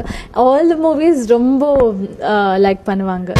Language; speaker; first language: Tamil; non-native, learner; Kannada